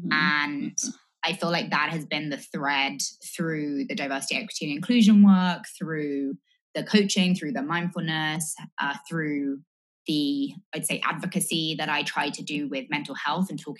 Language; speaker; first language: English; native; English